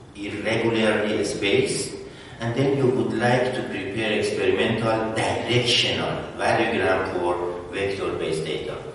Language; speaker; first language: English; non-native, fluent; Persian